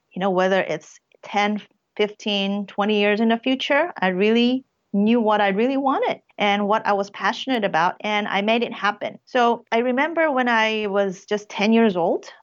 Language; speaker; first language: English; early bilingual, other home language; Korean